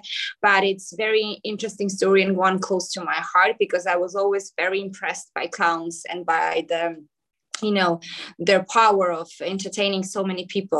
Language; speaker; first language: English; non-native, fluent; Macedonian